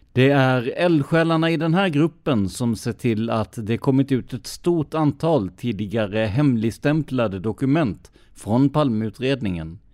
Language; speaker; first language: Swedish; native; Swedish